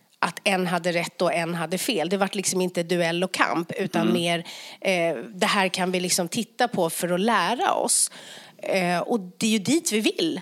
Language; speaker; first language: Swedish; native; Swedish